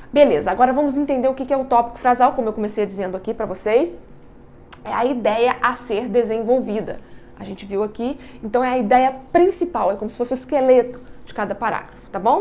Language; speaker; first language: Portuguese; native; Portuguese